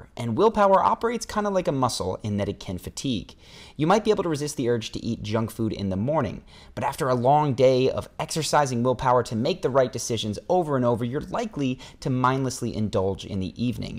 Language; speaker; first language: English; native; English